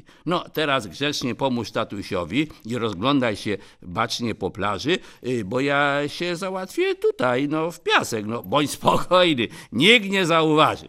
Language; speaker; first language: Polish; native; Polish